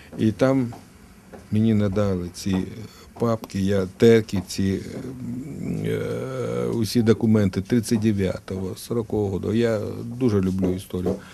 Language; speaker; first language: Ukrainian; non-native, local second language; Russian